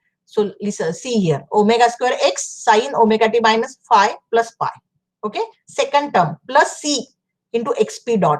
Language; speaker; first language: English; non-native, local second language; Marathi